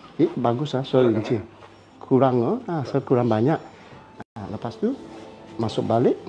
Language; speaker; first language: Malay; non-native, local second language; Cantonese